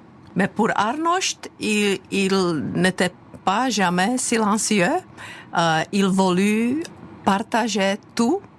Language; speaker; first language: French; non-native, fluent; Czech